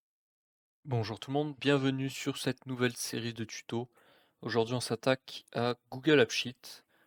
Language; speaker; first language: French; native; French